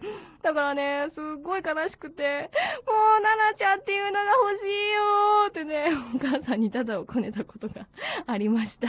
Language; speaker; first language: Japanese; native; Japanese